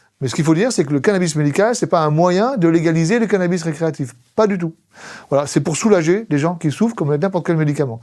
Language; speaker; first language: French; native; French